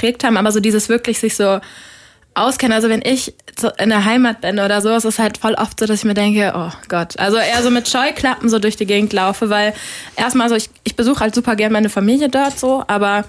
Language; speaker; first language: German; native; German